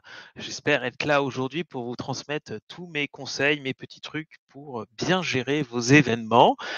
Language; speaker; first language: French; native; French